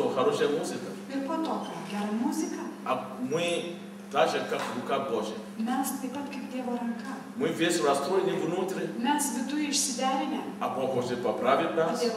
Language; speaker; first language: Russian; non-native, fluent; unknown